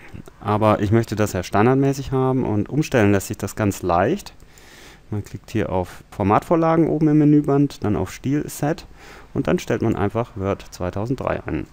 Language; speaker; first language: German; native; German